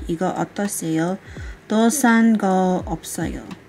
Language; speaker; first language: Korean; non-native, learner; English